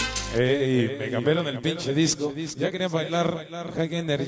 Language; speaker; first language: Spanish; native; Spanish